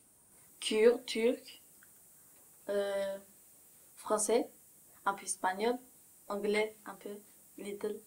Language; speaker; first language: French; native; French